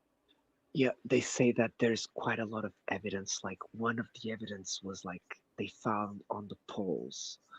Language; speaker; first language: English; non-native, fluent; Portuguese